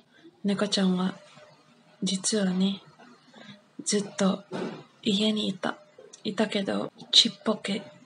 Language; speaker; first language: Japanese; non-native, learner; English